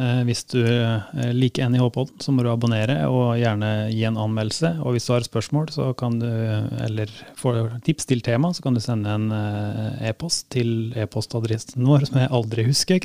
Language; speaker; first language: Norwegian; native; Norwegian